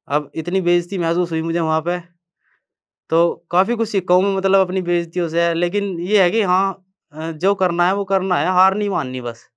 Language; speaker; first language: Hindi; native; Hindi